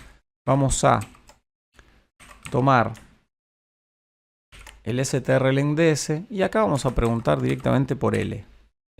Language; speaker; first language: Spanish; native; Spanish